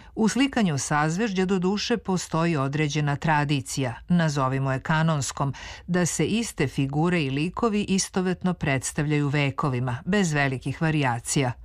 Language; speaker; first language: Serbian; native; Serbian